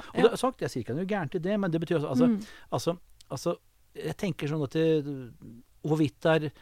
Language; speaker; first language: Norwegian; native; Norwegian